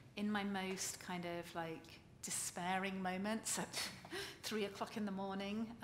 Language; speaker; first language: English; native; English